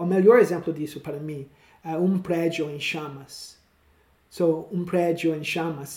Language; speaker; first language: Portuguese; non-native, learner; English